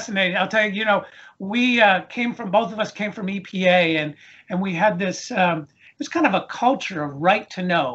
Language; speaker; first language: English; native; English